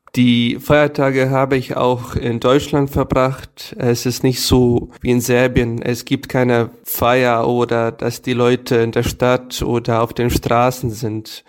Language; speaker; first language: German; non-native, fluent; Serbian